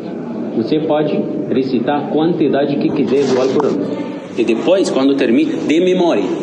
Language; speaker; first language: Portuguese; non-native, fluent; Arabic